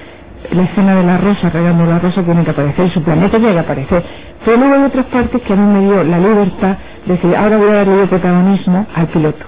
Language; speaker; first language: Spanish; native; Spanish